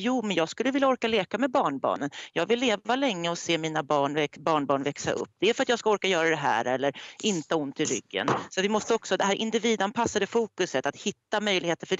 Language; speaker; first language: Swedish; native; Swedish